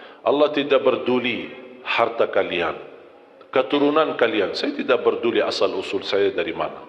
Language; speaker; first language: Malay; non-native, fluent; Arabic